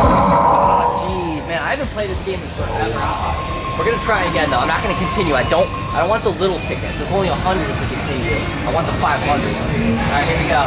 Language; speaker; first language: English; native; English